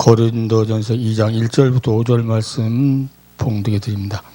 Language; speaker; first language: Korean; native; Korean